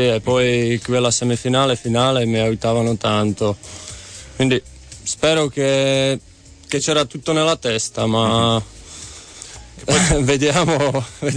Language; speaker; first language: Italian; non-native, fluent; Czech